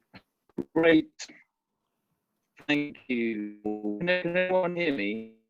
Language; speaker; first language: English; native; English